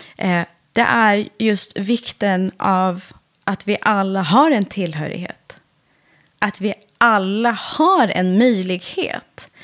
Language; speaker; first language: Swedish; early bilingual, other home language; Persian